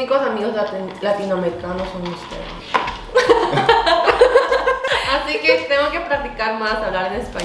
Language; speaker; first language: Spanish; early bilingual, heritage; Korean